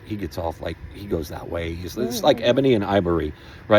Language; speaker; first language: English; native; English